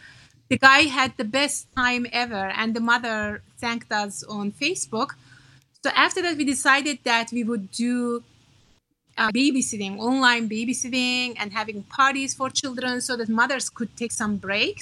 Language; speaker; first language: English; non-native, fluent; Turkish